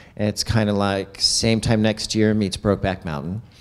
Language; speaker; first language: English; native; English